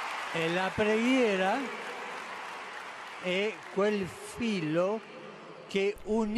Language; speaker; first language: Italian; non-native, fluent; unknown